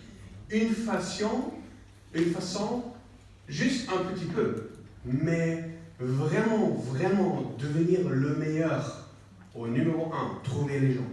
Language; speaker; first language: French; non-native, learner; English